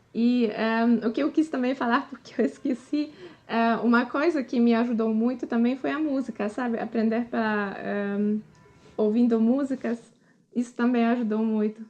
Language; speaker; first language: Portuguese; non-native, fluent; Polish